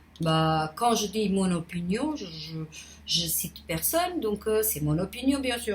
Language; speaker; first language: French; non-native, fluent; Portuguese